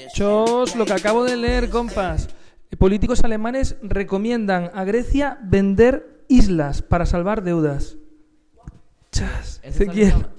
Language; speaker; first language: Spanish; native; Spanish